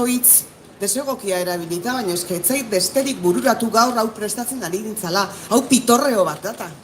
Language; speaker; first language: Basque; native; Basque